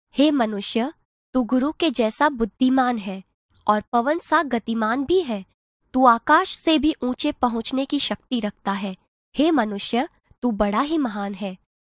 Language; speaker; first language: Hindi; non-native, local second language; Gujarati